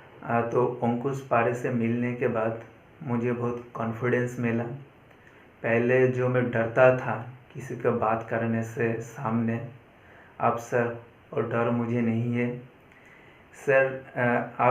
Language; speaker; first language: Hindi; non-native, local second language; Bangla